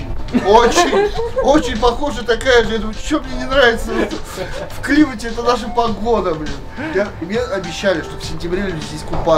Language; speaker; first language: Russian; native; Russian